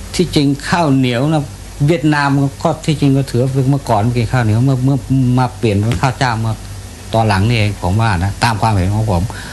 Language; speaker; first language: Thai; early bilingual, other home language; Lao